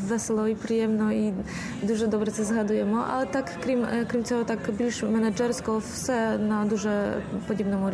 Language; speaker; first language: Ukrainian; early bilingual, heritage; Ukrainian